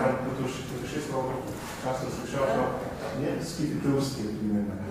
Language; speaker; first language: Russian; non-native, fluent; Polish